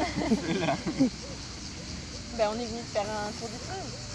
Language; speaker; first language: French; native; French